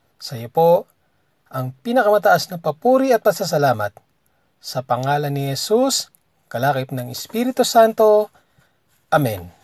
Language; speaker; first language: Filipino; native; Filipino